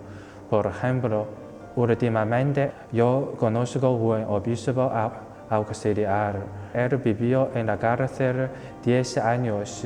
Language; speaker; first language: Spanish; non-native, fluent; Chinese